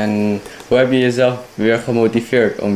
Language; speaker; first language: Dutch; non-native, fluent; Indonesian